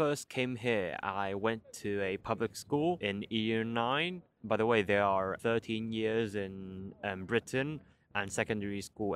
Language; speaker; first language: English; non-native, local second language; Cantonese